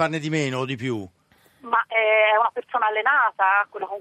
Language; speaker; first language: Italian; native; Italian